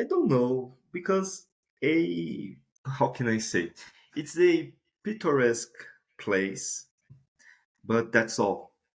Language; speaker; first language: English; non-native, fluent; Portuguese